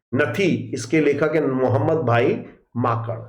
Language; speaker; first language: Hindi; non-native, local second language; Gujarati